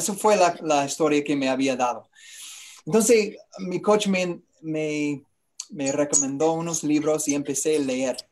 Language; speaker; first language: Spanish; non-native, learner; English